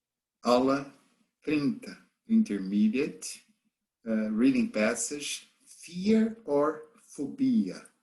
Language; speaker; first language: English; non-native, fluent; Portuguese